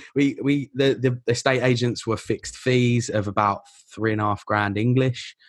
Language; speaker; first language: English; native; English